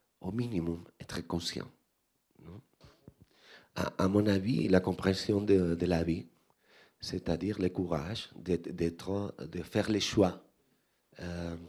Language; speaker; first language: French; non-native, learner; Spanish